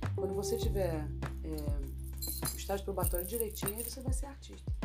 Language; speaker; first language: Portuguese; native; Portuguese